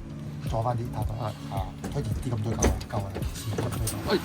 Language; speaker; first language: Chinese; native; Chinese